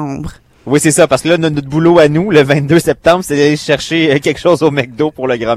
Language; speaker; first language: French; native; French